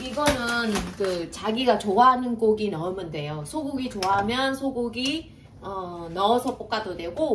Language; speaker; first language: Korean; non-native, fluent; Vietnamese